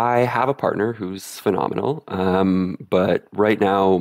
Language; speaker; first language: English; native; English